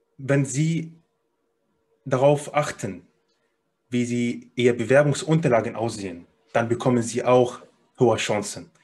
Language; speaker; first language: German; non-native, fluent; Arabic